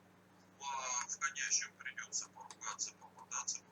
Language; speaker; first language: Russian; native; Russian